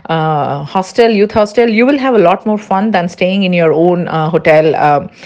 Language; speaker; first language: English; non-native, local second language; Tulu